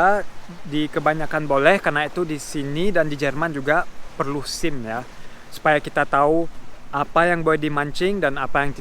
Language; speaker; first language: Indonesian; early bilingual, heritage; Indonesian